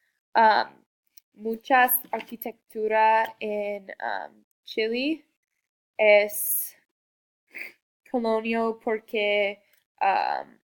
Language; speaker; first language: Spanish; non-native, learner; English